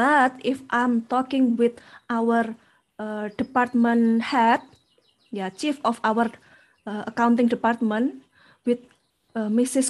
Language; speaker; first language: English; non-native, fluent; Indonesian